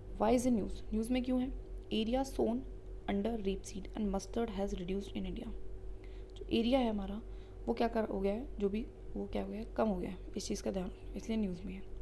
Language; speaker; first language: Hindi; native; Hindi